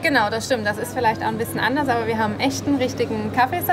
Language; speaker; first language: German; native; German